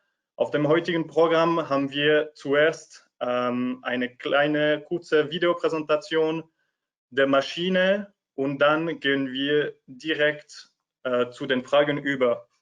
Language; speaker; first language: German; non-native, fluent; French